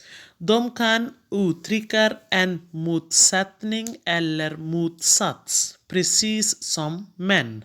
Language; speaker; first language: Swedish; non-native, fluent; Urdu